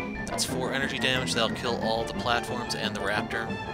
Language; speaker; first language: English; native; English